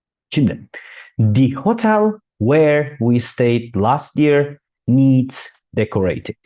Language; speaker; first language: English; non-native, fluent; Turkish